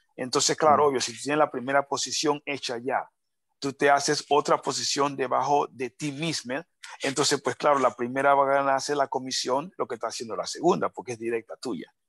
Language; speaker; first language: Spanish; native; Spanish